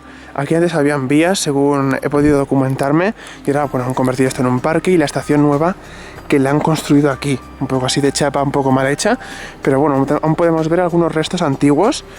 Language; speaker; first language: Spanish; native; Spanish